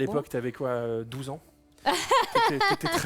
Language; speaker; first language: French; native; French